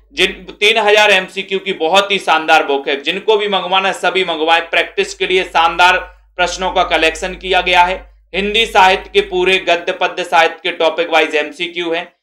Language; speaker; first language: Hindi; native; Hindi